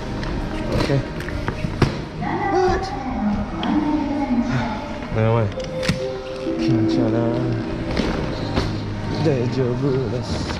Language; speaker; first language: English; non-native, local second language; Chinese